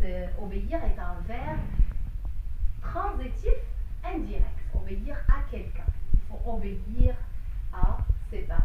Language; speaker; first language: French; non-native, local second language; Arabic